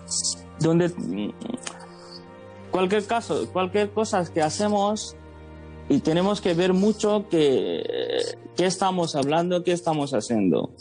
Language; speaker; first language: Spanish; non-native, fluent; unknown